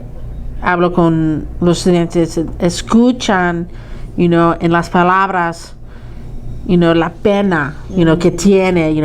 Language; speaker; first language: Spanish; early bilingual, heritage; Spanish